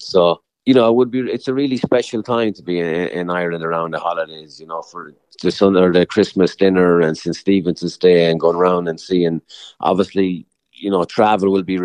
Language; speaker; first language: English; native; English